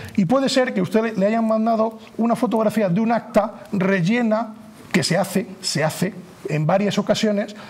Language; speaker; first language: Spanish; native; Spanish